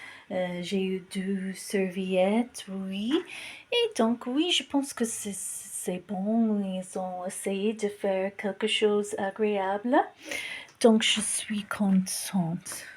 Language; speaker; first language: French; non-native, fluent; English